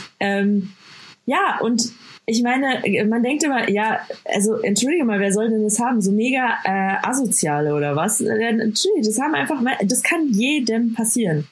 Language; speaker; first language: German; native; German